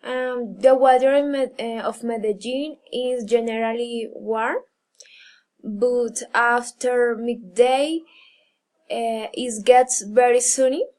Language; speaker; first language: English; non-native, learner; Spanish